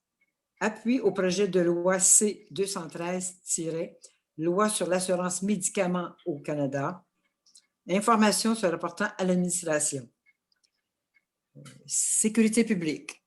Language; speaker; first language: French; native; French